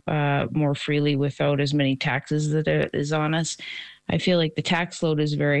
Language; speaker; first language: English; native; English